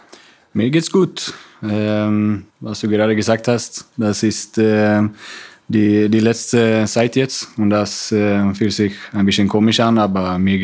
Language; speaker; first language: German; non-native, fluent; Swedish